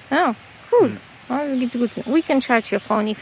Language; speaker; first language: English; non-native, fluent; Polish